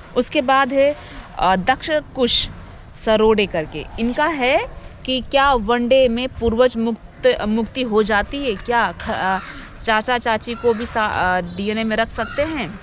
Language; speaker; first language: Hindi; native; Hindi